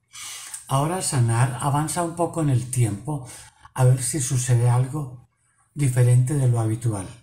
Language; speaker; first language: Spanish; native; Spanish